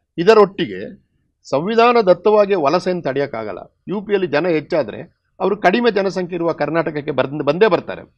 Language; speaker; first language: Kannada; non-native, local second language; Tulu